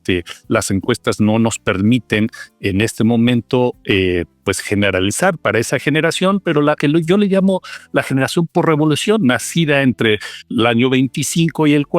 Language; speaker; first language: Spanish; native; Spanish